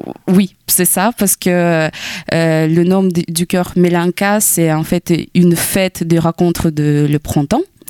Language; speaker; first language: French; non-native, fluent; Ukrainian